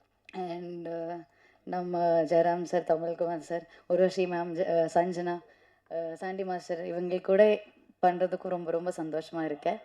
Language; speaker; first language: Tamil; non-native, fluent; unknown